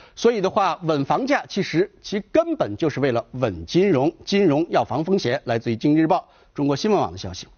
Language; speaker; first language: Chinese; native; Chinese